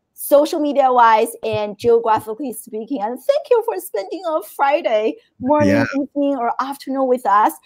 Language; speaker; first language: English; non-native, fluent; Chinese